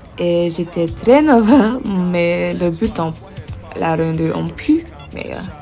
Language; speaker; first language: French; non-native, learner; English